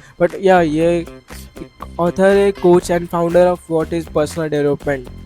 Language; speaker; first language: Hindi; non-native, local second language; Marathi